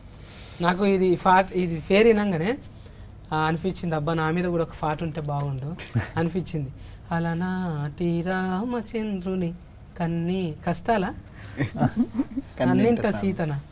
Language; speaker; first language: Telugu; native; Telugu